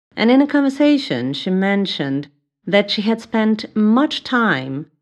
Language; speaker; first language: English; non-native, fluent; Portuguese